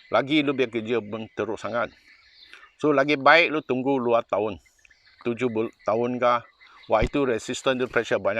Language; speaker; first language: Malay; non-native, local second language; Chinese